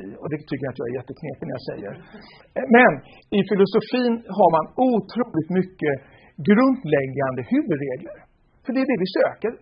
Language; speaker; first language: Swedish; native; Swedish